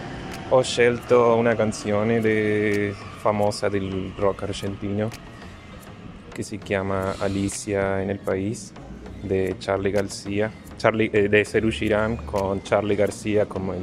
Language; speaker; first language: Italian; non-native, learner; Spanish